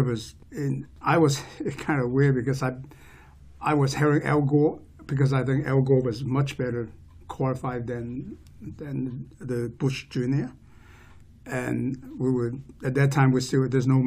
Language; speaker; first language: English; non-native, local second language; Cantonese